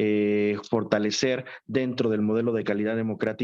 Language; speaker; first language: Spanish; native; Spanish